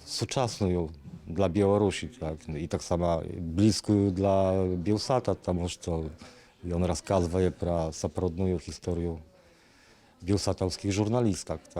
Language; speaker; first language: Polish; non-native, learner; Belarusian